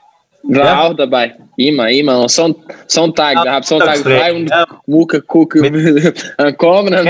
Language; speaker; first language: German; non-native, learner; Portuguese